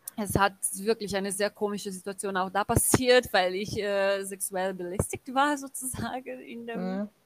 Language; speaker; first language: German; non-native, fluent; Portuguese